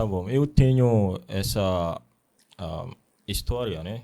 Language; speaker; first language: Portuguese; non-native, learner; Akan